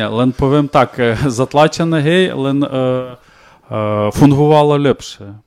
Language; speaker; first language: Slovak; non-native, learner; Ukrainian